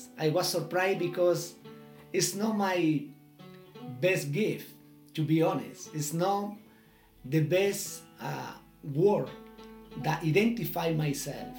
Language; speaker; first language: English; non-native, learner; Spanish